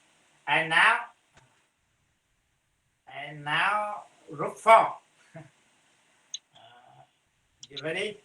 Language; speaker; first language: English; non-native, fluent; Vietnamese